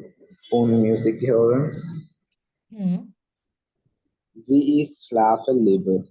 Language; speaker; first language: German; non-native, learner; Malayalam